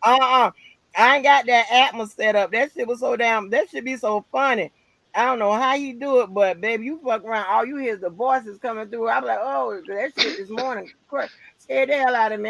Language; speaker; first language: English; native; English